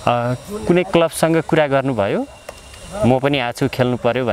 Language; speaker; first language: Nepali; native; Nepali